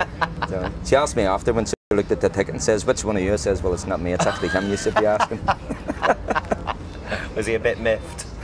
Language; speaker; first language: English; native; English